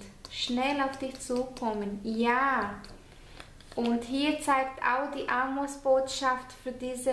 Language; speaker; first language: German; non-native, fluent; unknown